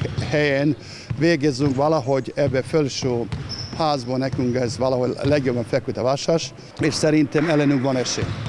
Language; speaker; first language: Hungarian; non-native, learner; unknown